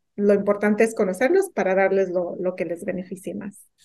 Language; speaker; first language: Spanish; native; Spanish